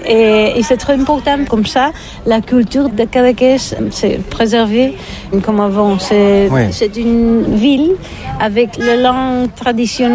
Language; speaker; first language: French; non-native, learner; Catalan